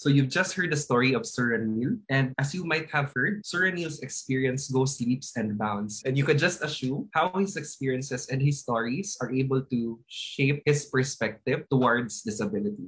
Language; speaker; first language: English; non-native, local second language; Hiligaynon